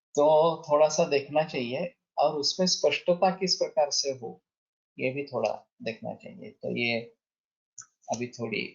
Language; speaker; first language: Hindi; non-native, local second language; Marathi